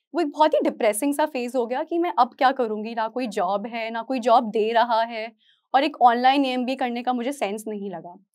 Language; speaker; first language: Hindi; native; Hindi